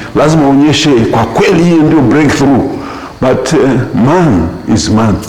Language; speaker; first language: English; non-native, local second language; Swahili